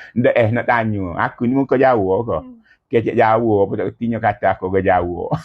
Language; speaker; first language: Malay; native; Malay